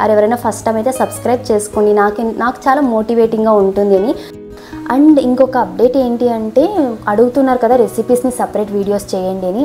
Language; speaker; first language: Telugu; non-native, local second language; Kannada